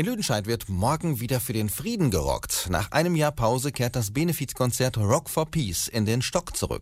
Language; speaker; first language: German; native; German